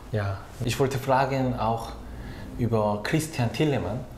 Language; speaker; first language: German; non-native, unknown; Korean